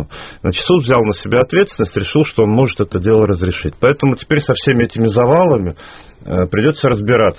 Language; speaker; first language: Russian; native; Russian